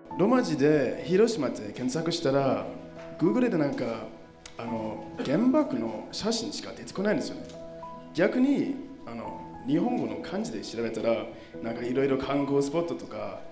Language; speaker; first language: Japanese; non-native, fluent; German